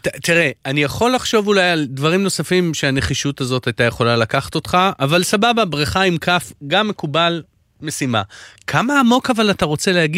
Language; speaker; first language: Hebrew; native; Hebrew